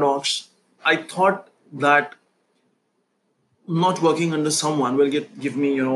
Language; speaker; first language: English; non-native, local second language; Hindi